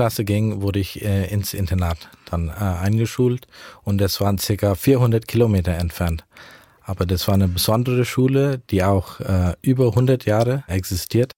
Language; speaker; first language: German; early bilingual, heritage; German